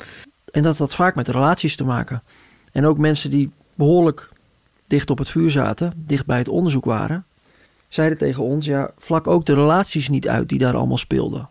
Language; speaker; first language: Dutch; native; Dutch